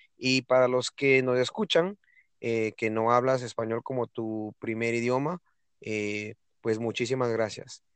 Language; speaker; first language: Spanish; native; Spanish